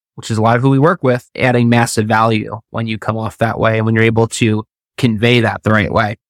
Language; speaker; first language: English; native; English